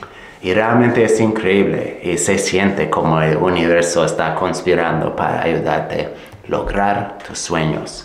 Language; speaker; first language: Spanish; non-native, fluent; English